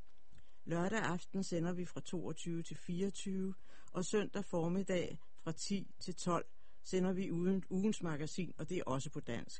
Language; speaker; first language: Danish; native; Danish